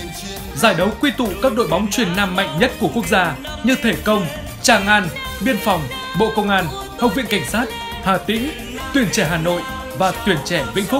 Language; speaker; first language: Vietnamese; native; Vietnamese